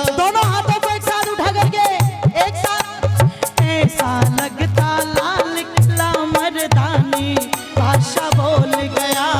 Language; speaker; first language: Hindi; native; Hindi